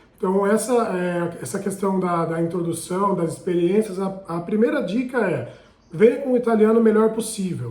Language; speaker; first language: Portuguese; native; Portuguese